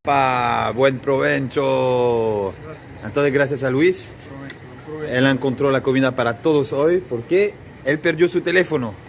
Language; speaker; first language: Spanish; non-native, learner; French